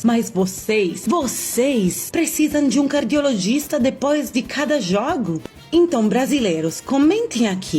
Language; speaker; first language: Portuguese; non-native, fluent; Italian